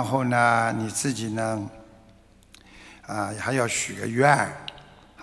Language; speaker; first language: Chinese; non-native, local second language; Wu Chinese